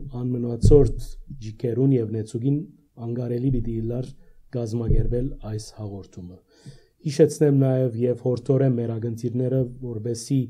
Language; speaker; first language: Armenian; early bilingual, heritage; Armenian